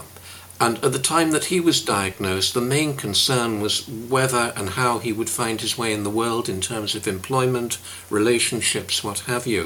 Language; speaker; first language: English; native; English